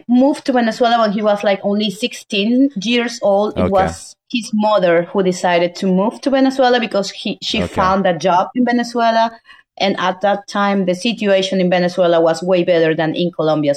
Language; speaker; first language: English; non-native, fluent; Spanish